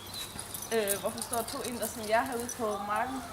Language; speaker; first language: Danish; native; Danish